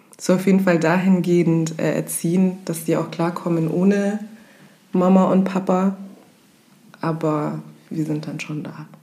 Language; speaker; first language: German; early bilingual, other home language; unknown